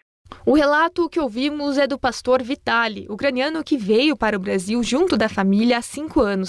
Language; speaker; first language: Portuguese; native; Portuguese